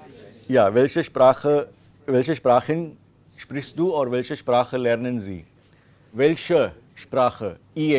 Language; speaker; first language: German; non-native, fluent; Hindi